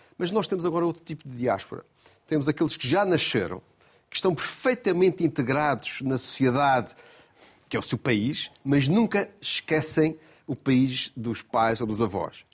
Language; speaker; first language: Portuguese; native; Portuguese